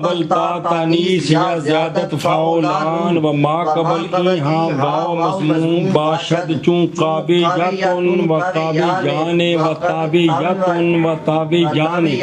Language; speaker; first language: Persian; non-native, learner; Punjabi